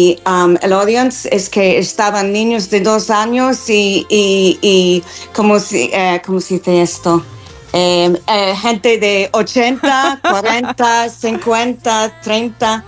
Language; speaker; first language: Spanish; non-native, fluent; English